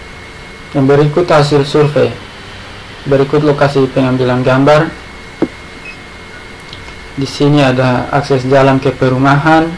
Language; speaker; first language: Indonesian; native; Indonesian